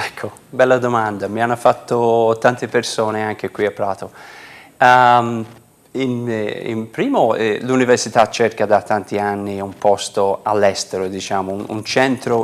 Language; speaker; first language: Italian; non-native, fluent; English